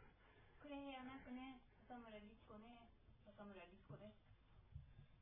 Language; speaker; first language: Japanese; native; Japanese